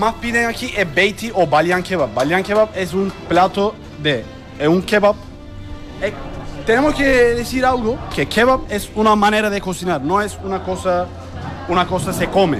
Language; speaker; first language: Spanish; non-native, learner; Turkish